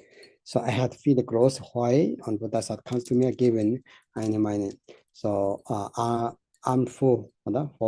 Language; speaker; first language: German; non-native, learner; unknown